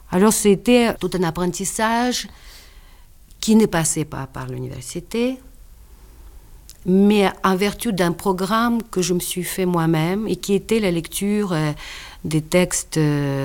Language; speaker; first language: French; non-native, fluent; Russian